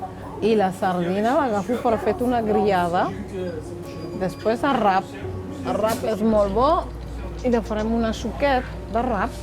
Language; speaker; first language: Catalan; non-native, local second language; Fula